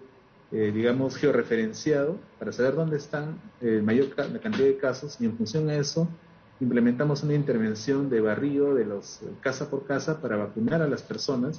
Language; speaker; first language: Spanish; native; Spanish